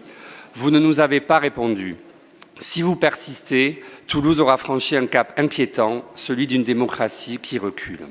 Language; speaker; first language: French; native; French